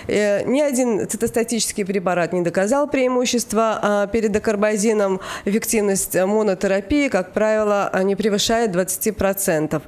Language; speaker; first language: Russian; native; Russian